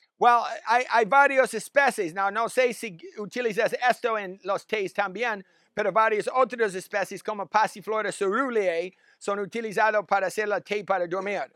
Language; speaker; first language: Spanish; non-native, learner; English